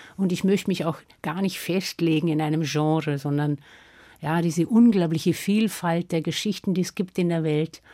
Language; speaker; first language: German; non-native, local second language; Swiss German